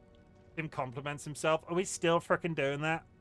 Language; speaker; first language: English; native; English